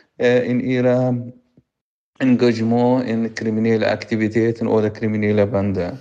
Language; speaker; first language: German; non-native, fluent; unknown